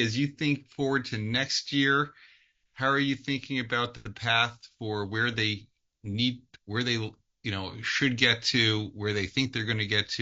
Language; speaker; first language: English; native; English